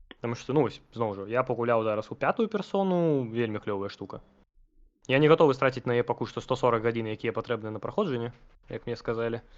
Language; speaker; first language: Belarusian; non-native, local second language; Russian